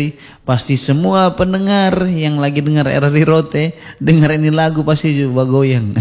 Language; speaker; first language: Indonesian; non-native, local second language; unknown